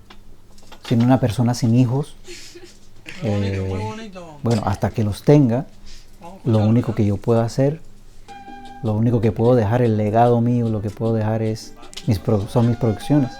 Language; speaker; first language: Spanish; early bilingual, other home language; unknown